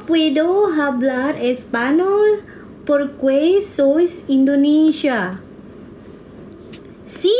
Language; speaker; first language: Spanish; non-native, learner; Indonesian